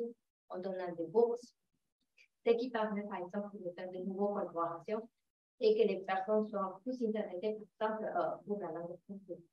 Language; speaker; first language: French; non-native, fluent; Spanish